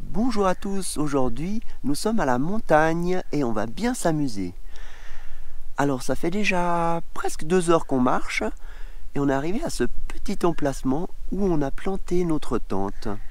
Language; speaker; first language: French; native; French